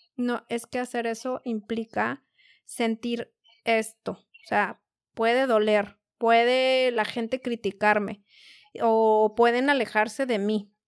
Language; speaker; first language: Spanish; native; Spanish